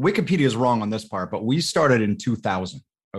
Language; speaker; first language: English; native; English